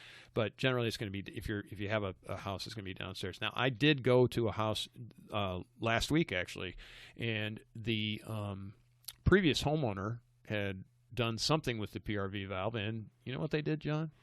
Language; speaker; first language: English; native; English